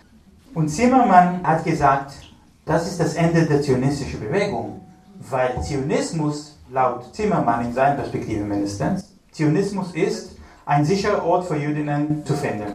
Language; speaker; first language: German; non-native, fluent; Hebrew